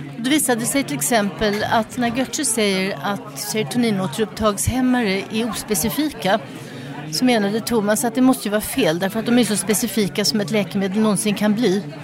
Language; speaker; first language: Swedish; native; Swedish